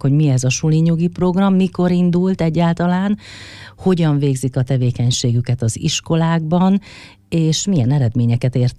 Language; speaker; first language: Hungarian; native; Hungarian